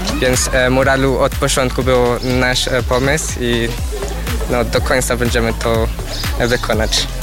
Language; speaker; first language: Polish; non-native, learner; Spanish